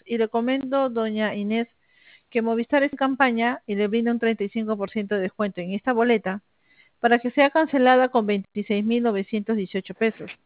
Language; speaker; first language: Spanish; native; Spanish